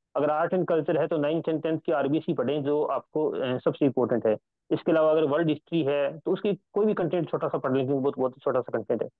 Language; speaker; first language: Hindi; native; Hindi